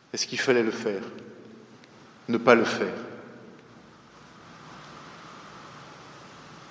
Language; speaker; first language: French; native; French